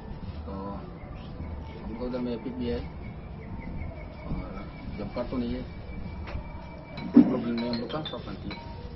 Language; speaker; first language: Hindi; non-native, local second language; Bangla